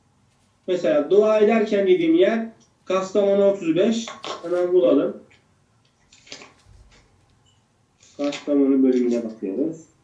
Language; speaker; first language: Turkish; native; Turkish